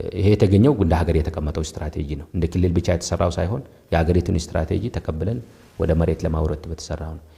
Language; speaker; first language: Amharic; non-native, local second language; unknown